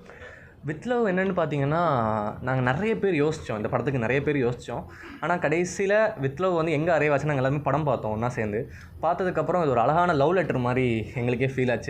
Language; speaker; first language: Tamil; native; Tamil